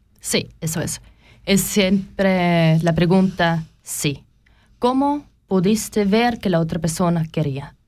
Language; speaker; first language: Spanish; non-native, learner; German